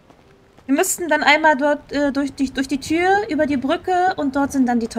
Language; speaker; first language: German; native; German